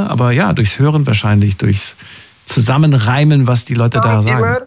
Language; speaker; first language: German; native; German